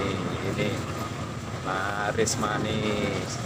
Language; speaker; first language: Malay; non-native, local second language; Javanese